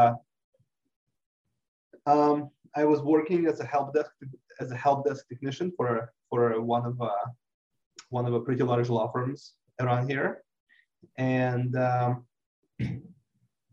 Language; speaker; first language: English; non-native, fluent; Russian